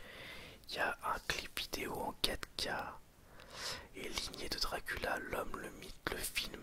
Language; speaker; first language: French; native; French